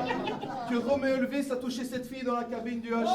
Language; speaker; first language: French; native; French